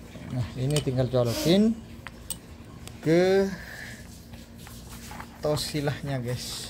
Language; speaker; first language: Indonesian; native; Indonesian